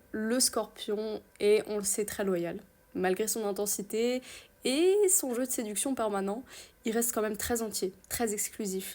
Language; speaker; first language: French; native; French